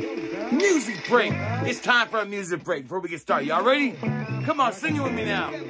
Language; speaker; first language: English; native; English